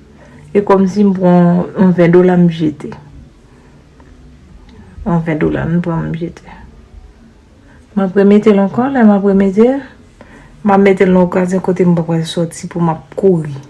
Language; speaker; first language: French; non-native, learner; Haitian Creole